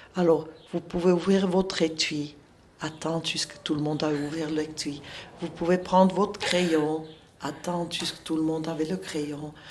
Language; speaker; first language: French; non-native, local second language; Swiss German